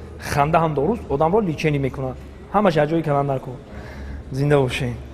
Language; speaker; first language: Tajik; native; Tajik